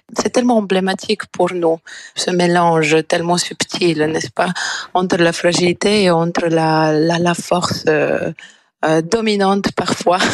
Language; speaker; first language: French; non-native, fluent; Bulgarian